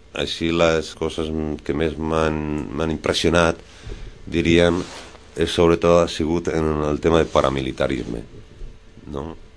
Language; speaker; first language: Catalan; non-native, local second language; Spanish